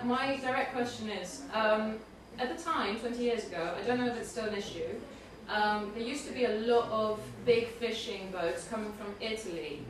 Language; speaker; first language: English; non-native, fluent; Greek